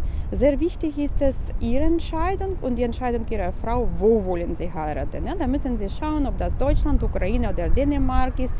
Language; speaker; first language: German; non-native, fluent; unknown